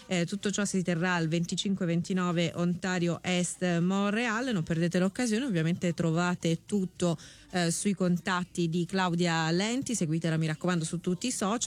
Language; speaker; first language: Italian; native; Italian